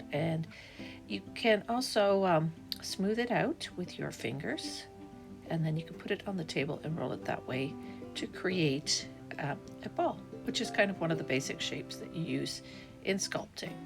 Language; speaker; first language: English; native; English